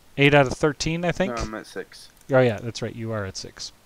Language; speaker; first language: English; native; English